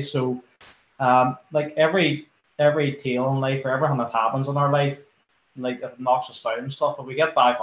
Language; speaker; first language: English; native; English